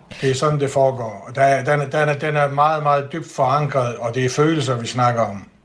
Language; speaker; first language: Danish; non-native, local second language; Faroese